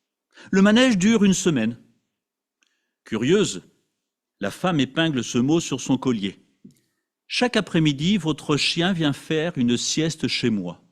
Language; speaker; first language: French; native; French